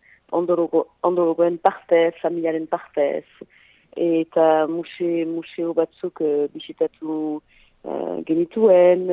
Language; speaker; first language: Basque; non-native, local second language; French